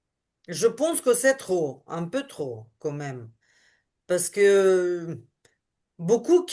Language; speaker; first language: French; non-native, learner; Ukrainian